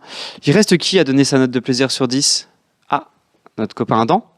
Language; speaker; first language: French; native; French